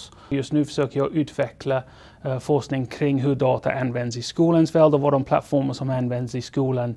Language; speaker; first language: Swedish; non-native, fluent; English